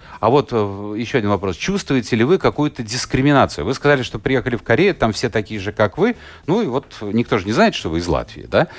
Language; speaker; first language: Russian; native; Russian